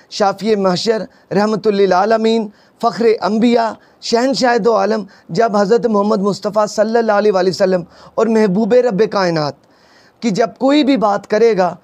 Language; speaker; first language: Urdu; non-native, local second language; Punjabi